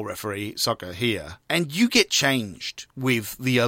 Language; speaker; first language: English; native; English